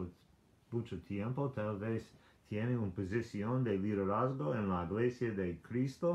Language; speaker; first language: Spanish; non-native, learner; English